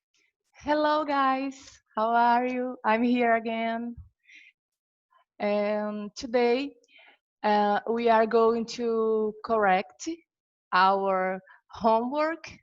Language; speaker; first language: English; non-native, fluent; Portuguese